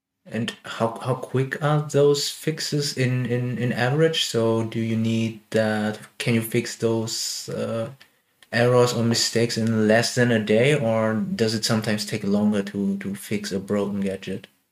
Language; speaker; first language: English; non-native, fluent; German